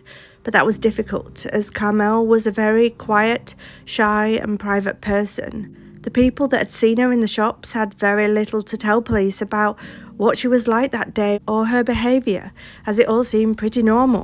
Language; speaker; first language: English; native; English